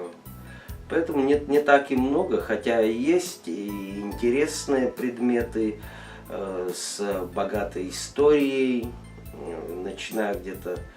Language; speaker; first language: Russian; native; Russian